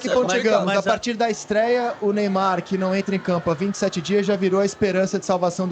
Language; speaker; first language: Portuguese; native; Portuguese